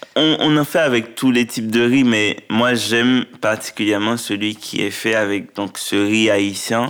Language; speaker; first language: French; non-native, local second language; Haitian Creole